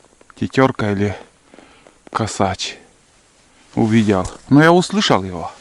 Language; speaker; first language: Russian; native; Russian